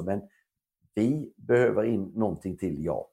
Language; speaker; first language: Swedish; native; Swedish